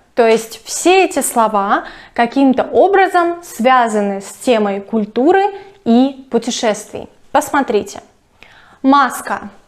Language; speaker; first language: Russian; native; Russian